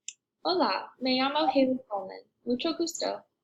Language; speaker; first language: Spanish; non-native, learner; English